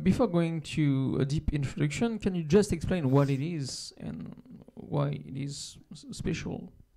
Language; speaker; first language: English; non-native, fluent; French